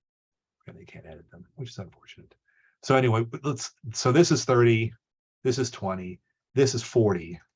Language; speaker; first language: English; native; English